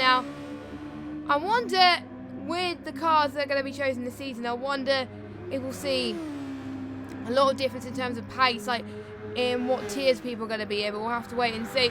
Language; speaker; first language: English; native; English